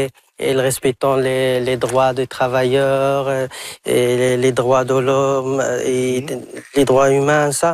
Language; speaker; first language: French; non-native, local second language; Arabic